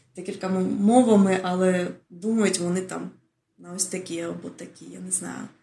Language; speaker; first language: Ukrainian; early bilingual, other home language; Russian